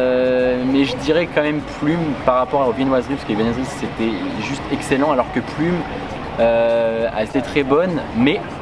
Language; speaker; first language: French; native; French